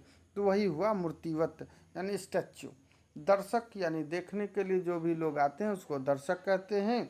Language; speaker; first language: Hindi; native; Hindi